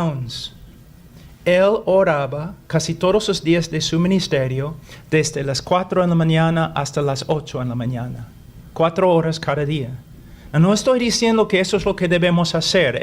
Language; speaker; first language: Spanish; non-native, fluent; English